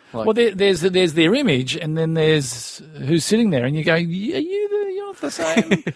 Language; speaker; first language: English; native; English